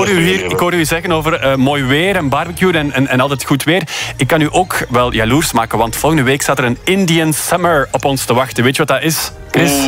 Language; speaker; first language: Dutch; native; Dutch